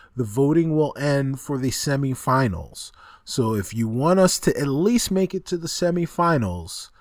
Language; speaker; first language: English; native; English